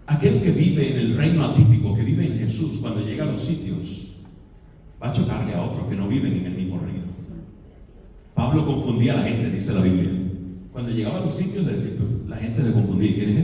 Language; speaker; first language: Spanish; native; Spanish